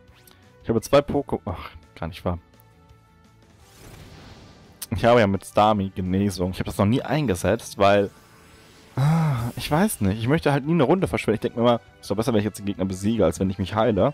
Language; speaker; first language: German; native; German